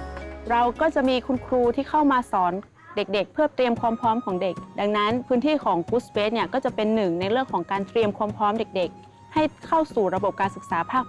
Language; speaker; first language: Thai; native; Thai